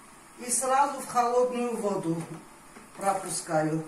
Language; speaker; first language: Russian; non-native, fluent; Armenian